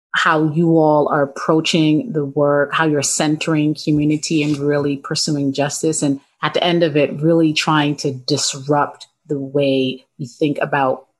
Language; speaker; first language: English; native; English